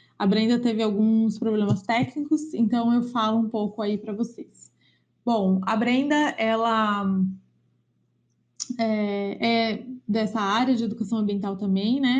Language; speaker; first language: Portuguese; native; Portuguese